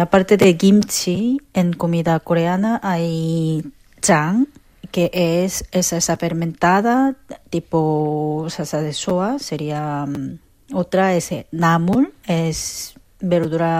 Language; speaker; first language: Spanish; non-native, fluent; Korean